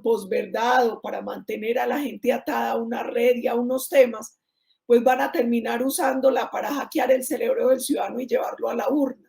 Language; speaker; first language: Spanish; native; Spanish